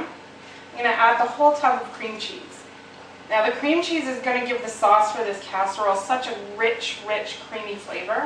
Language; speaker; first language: English; native; English